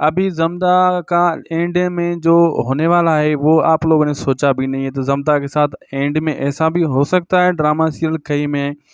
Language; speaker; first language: Hindi; non-native, local second language; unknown